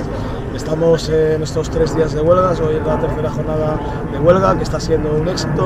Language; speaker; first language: Spanish; native; Spanish